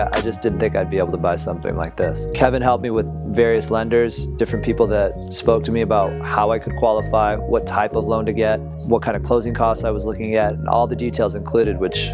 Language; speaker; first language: English; native; English